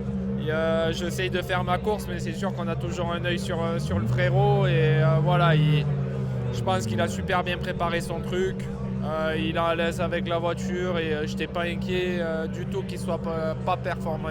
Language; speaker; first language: French; native; French